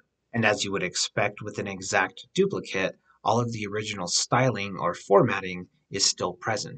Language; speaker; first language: English; native; English